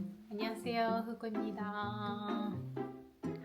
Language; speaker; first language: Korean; non-native, learner; Japanese